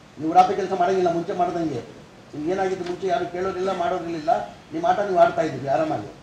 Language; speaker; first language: Kannada; non-native, local second language; Urdu